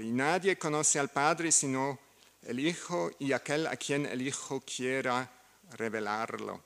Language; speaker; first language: Spanish; non-native, learner; German